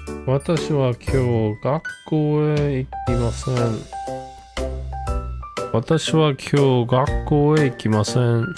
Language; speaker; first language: Japanese; non-native, learner; English